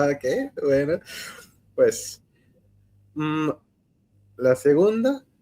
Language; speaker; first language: Spanish; non-native, learner; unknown